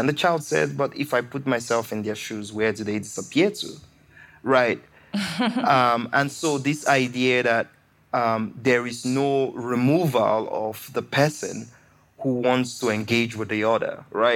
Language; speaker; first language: English; non-native, local second language; Igbo